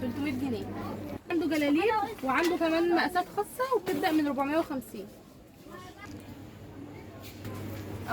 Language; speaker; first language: Arabic; native; Arabic